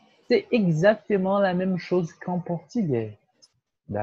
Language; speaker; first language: French; non-native, fluent; Portuguese